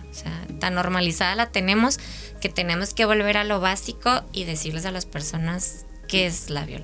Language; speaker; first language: Spanish; native; Spanish